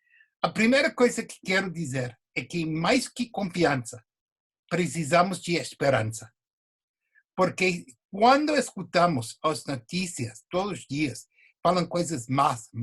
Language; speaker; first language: Portuguese; non-native, fluent; English